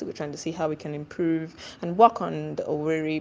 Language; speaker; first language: English; non-native, local second language; Igbo